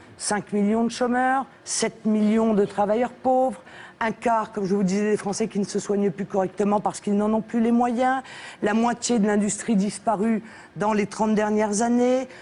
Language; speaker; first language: French; native; French